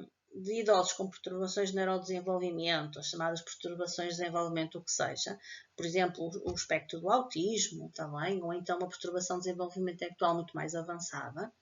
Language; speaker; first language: Portuguese; native; Portuguese